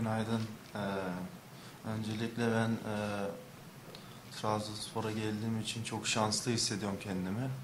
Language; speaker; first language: Turkish; early bilingual, heritage; English